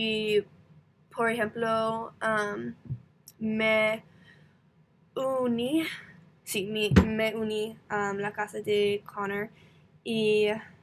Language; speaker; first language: Spanish; non-native, learner; English